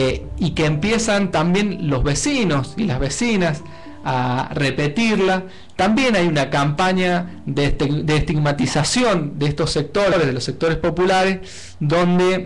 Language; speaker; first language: Spanish; native; Spanish